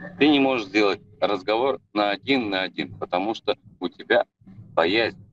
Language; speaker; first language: Russian; native; Russian